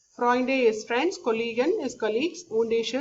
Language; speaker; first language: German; non-native, learner; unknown